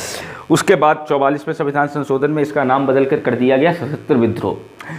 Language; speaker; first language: Hindi; native; Hindi